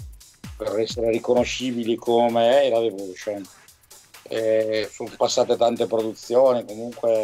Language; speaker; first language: Italian; native; Italian